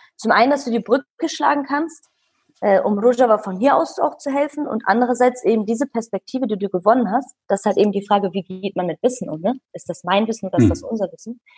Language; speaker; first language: German; early bilingual, other home language; Kurdish